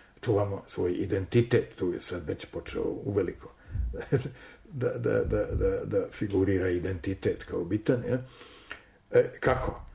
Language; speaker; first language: Serbian; native; Serbian